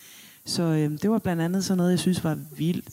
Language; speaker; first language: Danish; native; Danish